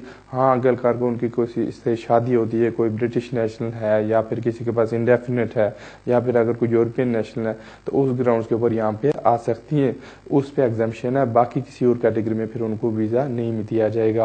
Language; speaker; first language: Urdu; native; Urdu